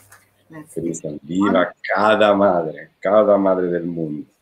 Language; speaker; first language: Spanish; non-native, fluent; Italian